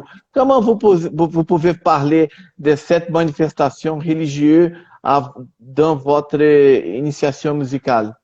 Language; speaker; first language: French; non-native, learner; Portuguese